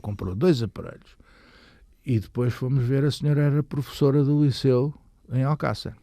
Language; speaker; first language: Portuguese; native; Portuguese